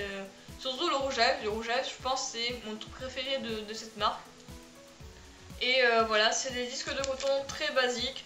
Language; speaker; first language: French; native; French